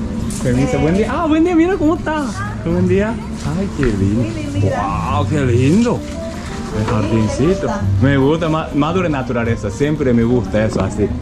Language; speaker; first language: Spanish; non-native, learner; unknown